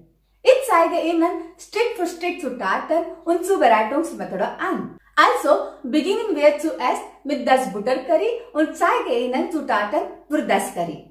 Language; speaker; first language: German; non-native, learner; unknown